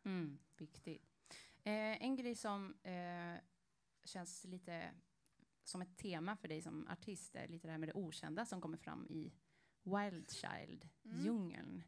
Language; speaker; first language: Swedish; native; Swedish